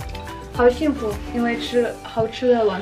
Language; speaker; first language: Chinese; non-native, learner; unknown